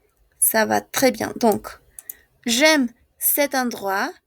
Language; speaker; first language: French; non-native, fluent; Spanish